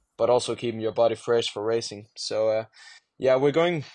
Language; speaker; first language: English; non-native, fluent; Danish